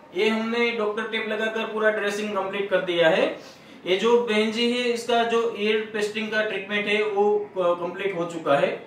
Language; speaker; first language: Hindi; non-native, local second language; Gujarati